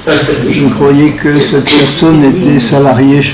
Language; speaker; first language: French; native; French